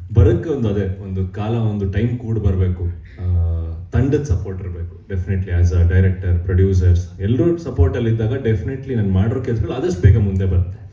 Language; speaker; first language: Kannada; native; Kannada